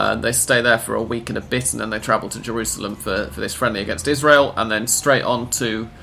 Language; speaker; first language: English; native; English